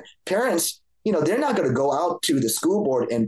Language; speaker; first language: English; native; English